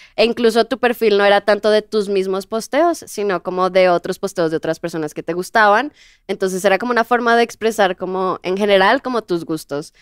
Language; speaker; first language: Spanish; native; Spanish